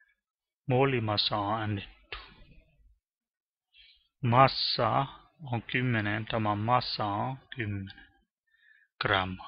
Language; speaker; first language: Finnish; non-native, learner; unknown